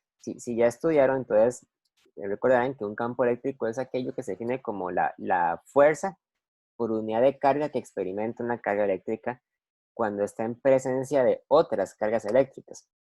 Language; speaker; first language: Spanish; native; Spanish